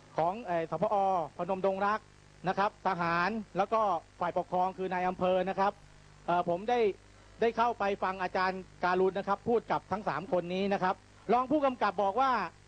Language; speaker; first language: Thai; native; Thai